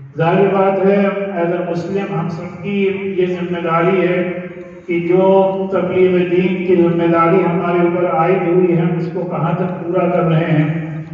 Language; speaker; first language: Urdu; native; Urdu